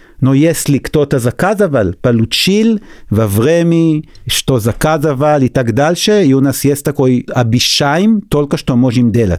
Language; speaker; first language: Russian; non-native, learner; Hebrew